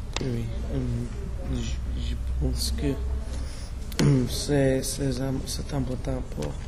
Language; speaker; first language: French; non-native, learner; English